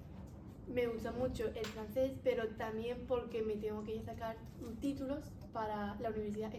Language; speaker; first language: Spanish; native; Spanish